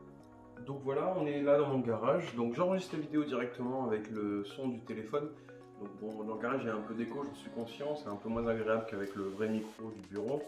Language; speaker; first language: French; native; French